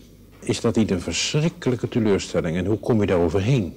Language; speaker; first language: Dutch; native; Dutch